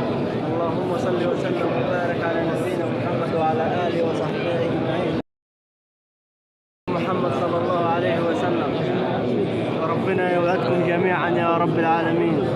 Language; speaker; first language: Arabic; native; Arabic